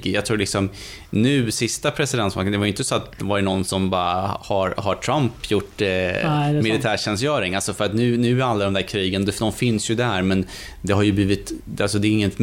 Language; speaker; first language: Swedish; native; Swedish